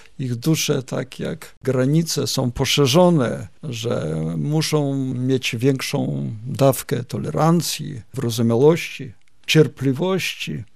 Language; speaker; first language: Polish; native; Polish